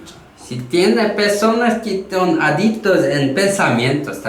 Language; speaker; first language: Spanish; non-native, learner; Korean